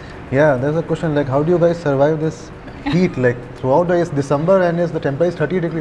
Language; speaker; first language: English; non-native, local second language; Urdu